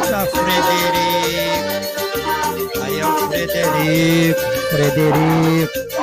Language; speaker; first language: Portuguese; native; Portuguese